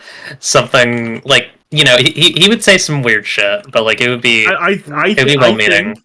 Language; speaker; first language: English; native; English